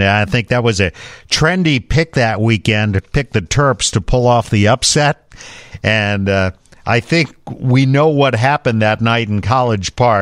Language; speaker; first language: English; native; English